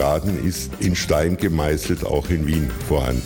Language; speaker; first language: German; native; German